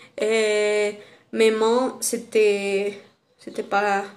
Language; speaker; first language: French; non-native, learner; Spanish